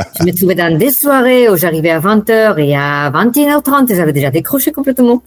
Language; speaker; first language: French; non-native, fluent; Spanish